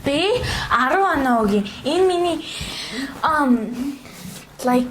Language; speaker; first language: Mongolian; early bilingual, heritage; Mongolian